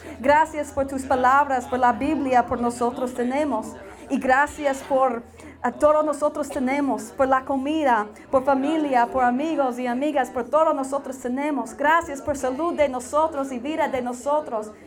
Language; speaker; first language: Spanish; non-native, learner; English